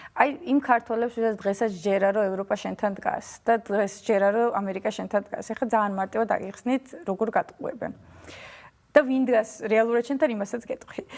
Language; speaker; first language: Georgian; early bilingual, heritage; Georgian